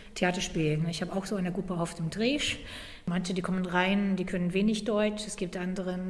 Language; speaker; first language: German; non-native, fluent; English